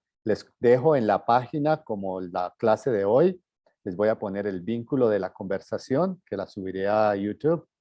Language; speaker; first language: Spanish; native; Spanish